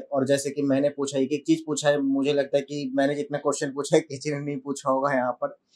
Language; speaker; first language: Hindi; non-native, local second language; Bangla